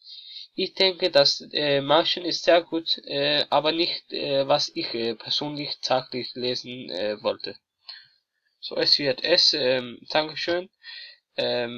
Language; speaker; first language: German; non-native, learner; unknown